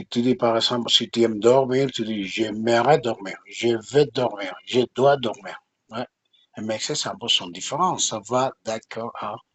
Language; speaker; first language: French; non-native, fluent; Spanish